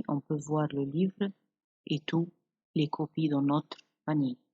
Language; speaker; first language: French; non-native, fluent; Arabic